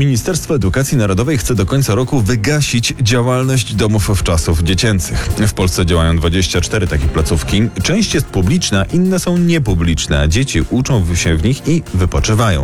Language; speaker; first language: Polish; native; Polish